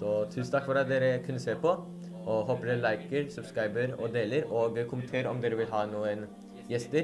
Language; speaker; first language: Norwegian; early bilingual, other home language; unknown